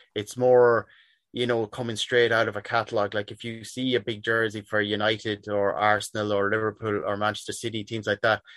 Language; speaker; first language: English; native; English